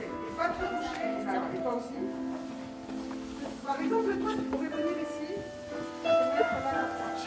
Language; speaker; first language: French; native; French